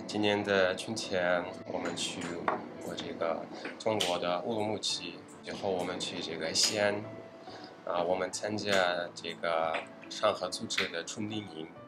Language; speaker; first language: Chinese; non-native, learner; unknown